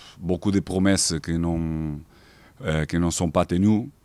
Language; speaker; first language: French; non-native, fluent; Portuguese